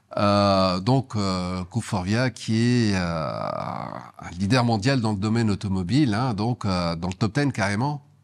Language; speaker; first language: French; non-native, local second language; Arabic